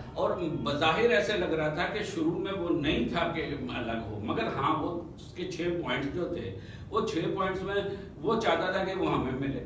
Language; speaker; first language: Urdu; native; Urdu